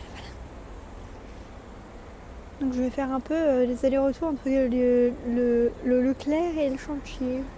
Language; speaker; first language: French; native; French